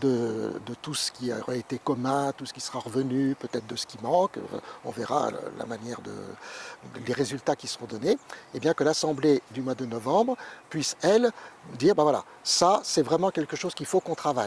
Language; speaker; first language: French; native; French